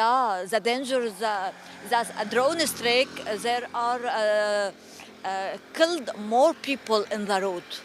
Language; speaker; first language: English; non-native, learner; Arabic